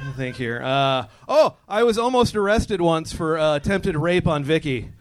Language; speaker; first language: English; native; English